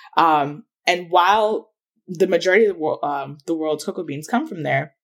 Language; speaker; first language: English; early bilingual, other home language; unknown